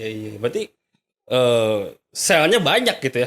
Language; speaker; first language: Indonesian; native; Indonesian